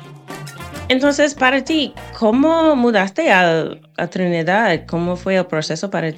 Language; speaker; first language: Spanish; non-native, fluent; English